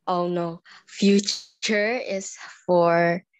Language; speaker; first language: English; non-native, learner; Indonesian